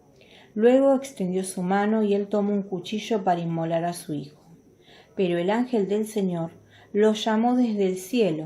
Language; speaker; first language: Spanish; native; Spanish